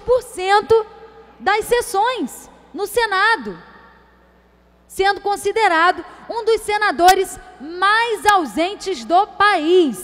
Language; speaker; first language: Portuguese; native; Portuguese